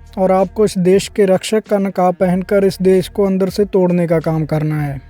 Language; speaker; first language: Hindi; non-native, local second language; Punjabi